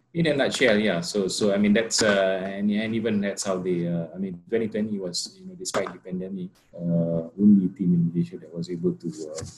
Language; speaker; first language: English; non-native, local second language; Malay